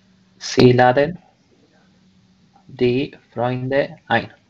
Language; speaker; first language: German; non-native, learner; Spanish